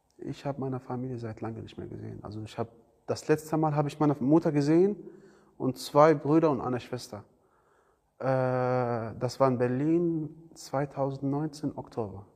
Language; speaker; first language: German; non-native, learner; Arabic